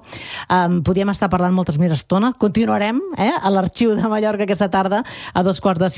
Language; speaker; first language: Catalan; native; Catalan